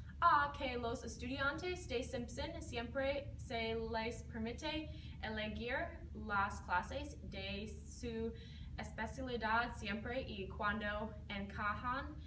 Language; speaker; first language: Spanish; non-native, learner; English